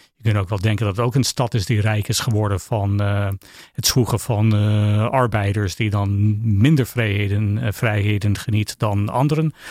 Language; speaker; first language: Dutch; non-native, fluent; English